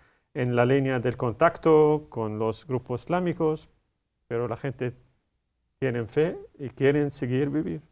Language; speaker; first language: Spanish; non-native, learner; Arabic